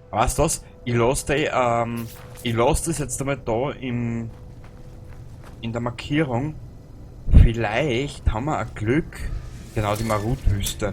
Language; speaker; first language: German; native; German